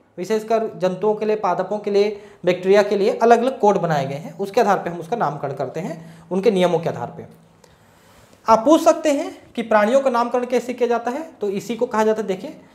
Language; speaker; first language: Hindi; native; Hindi